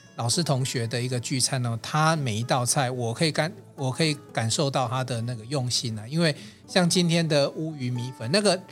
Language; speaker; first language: Chinese; native; Chinese